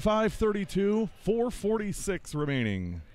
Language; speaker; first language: English; native; English